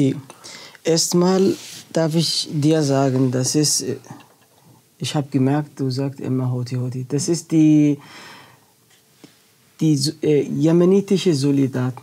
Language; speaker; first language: German; non-native, learner; Arabic